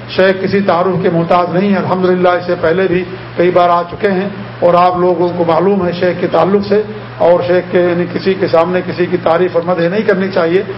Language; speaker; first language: Urdu; native; Urdu